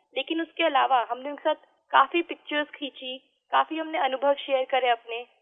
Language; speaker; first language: Hindi; native; Hindi